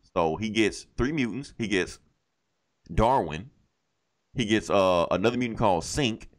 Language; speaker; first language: English; native; English